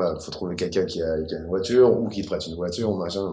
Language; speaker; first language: French; native; French